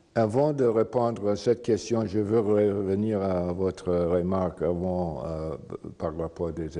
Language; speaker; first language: French; non-native, fluent; English